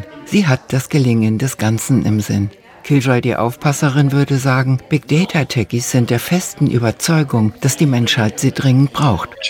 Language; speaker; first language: German; native; German